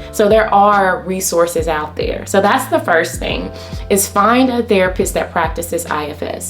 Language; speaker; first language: English; native; English